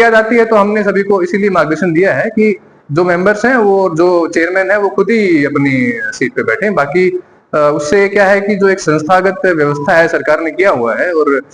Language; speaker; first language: Hindi; non-native, local second language; Gujarati